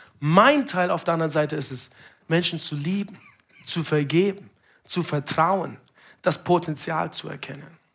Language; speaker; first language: German; non-native, fluent; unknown